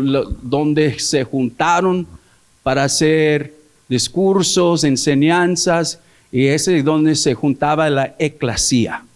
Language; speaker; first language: Spanish; early bilingual, heritage; English